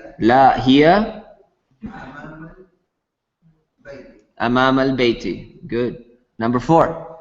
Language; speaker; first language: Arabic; non-native, fluent; English